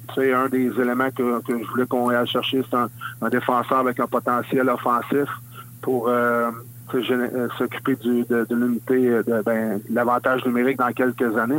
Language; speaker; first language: French; native; French